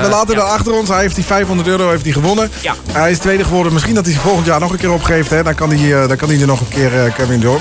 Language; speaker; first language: Dutch; native; Dutch